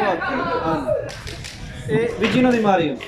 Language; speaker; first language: Italian; non-native, learner; Urdu